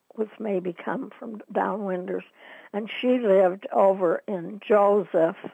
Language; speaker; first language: English; native; English